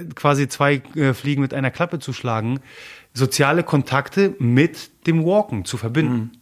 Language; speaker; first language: German; early bilingual, other home language; Polish